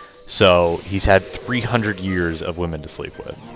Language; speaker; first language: English; native; English